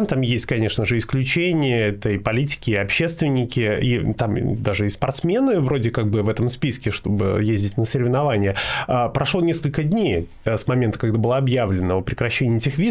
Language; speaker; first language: Russian; native; Russian